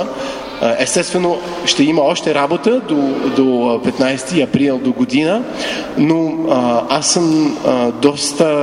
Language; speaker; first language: Bulgarian; non-native, fluent; French